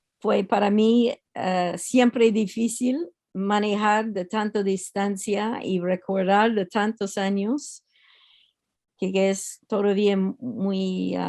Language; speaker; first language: Spanish; non-native, learner; English